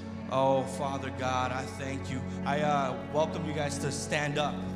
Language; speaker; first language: English; early bilingual, other home language; Spanish